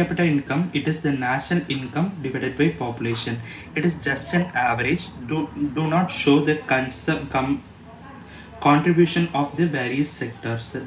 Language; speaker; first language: English; non-native, local second language; Tamil